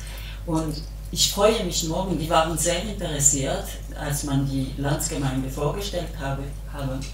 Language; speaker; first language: German; non-native, local second language; French